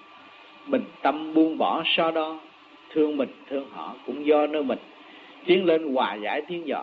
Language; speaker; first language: Vietnamese; native; Vietnamese